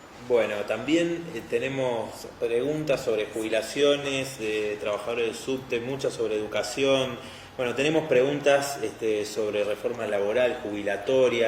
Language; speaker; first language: Spanish; native; Spanish